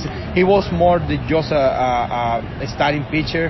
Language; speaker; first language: English; non-native, fluent; Spanish